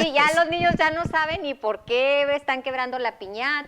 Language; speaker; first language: Spanish; native; Spanish